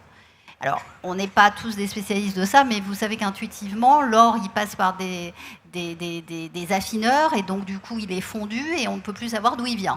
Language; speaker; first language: French; native; French